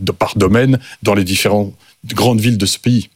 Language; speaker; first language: French; native; French